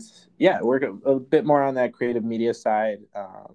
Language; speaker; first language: English; native; English